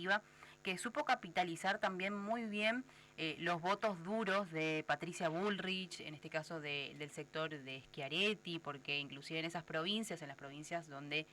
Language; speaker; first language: Spanish; native; Spanish